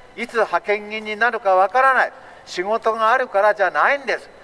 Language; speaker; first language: Japanese; native; Japanese